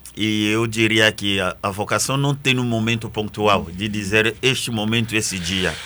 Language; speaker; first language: Portuguese; non-native, fluent; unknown